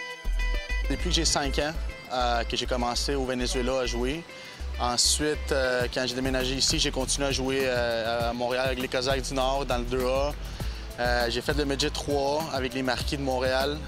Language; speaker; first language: French; early bilingual, other home language; Spanish